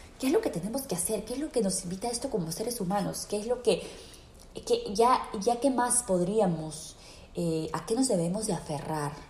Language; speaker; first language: Spanish; native; Spanish